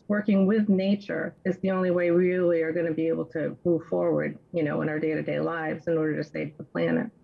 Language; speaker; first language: English; native; English